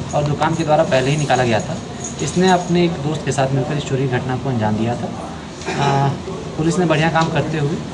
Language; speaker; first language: Hindi; native; Hindi